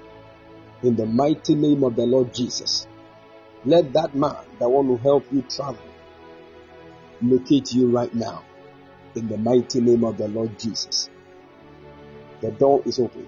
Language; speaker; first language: English; non-native, local second language; Akan